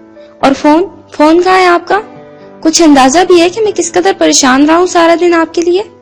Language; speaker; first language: Urdu; native; Urdu